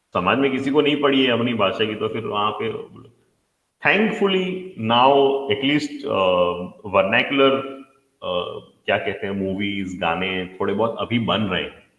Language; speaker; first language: Hindi; non-native, local second language; Gujarati